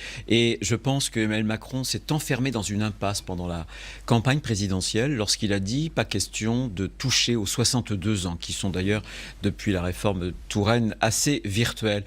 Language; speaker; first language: French; native; French